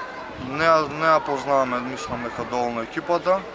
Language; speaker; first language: Macedonian; native; Macedonian